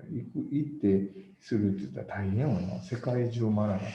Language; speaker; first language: Japanese; native; Japanese